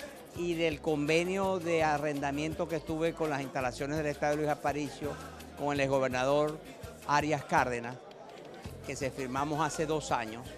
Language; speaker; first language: Spanish; native; Spanish